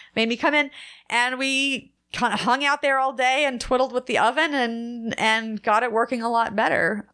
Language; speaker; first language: English; native; English